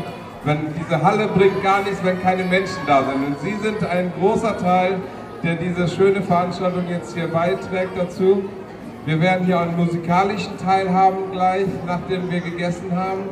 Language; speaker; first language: German; non-native, fluent; Bangla